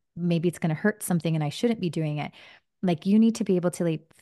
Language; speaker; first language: English; early bilingual, other home language; Spanish